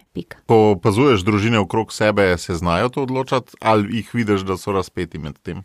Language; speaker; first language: Slovenian; native; Slovenian